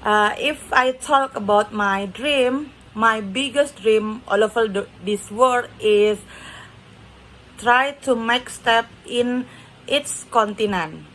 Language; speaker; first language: English; non-native, learner; Indonesian